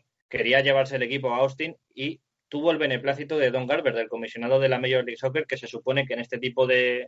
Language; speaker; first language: Spanish; native; Spanish